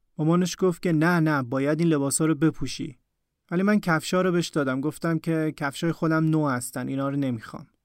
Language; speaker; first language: Persian; native; Persian